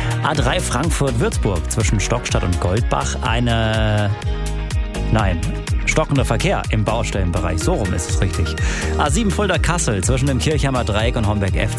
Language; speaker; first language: German; native; German